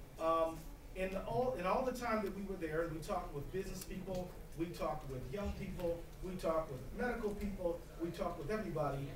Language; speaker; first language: English; native; English